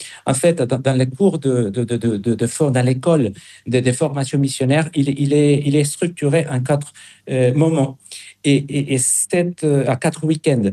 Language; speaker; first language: French; non-native, fluent; Spanish